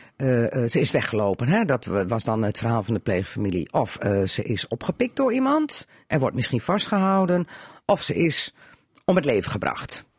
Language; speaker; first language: Dutch; native; Dutch